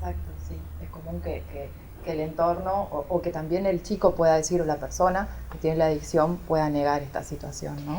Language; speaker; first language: Spanish; native; Spanish